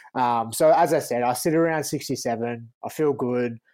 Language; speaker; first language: English; native; English